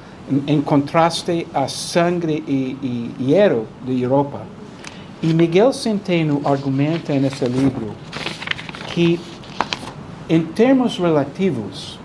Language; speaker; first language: Spanish; non-native, fluent; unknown